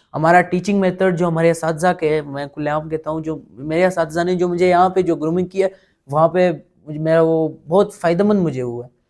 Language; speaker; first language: Urdu; non-native, local second language; Pashto